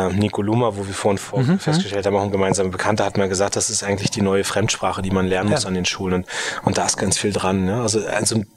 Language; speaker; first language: German; native; German